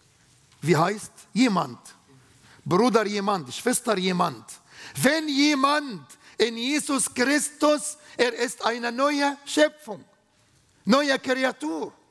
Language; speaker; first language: German; non-native, fluent; Arabic